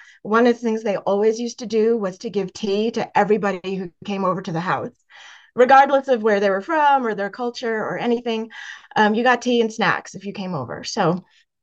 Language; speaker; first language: English; native; English